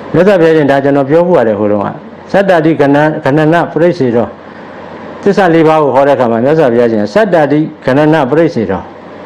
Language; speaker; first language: Burmese; native; Burmese